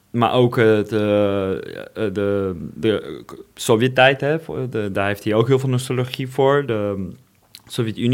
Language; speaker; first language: Dutch; non-native, fluent; Russian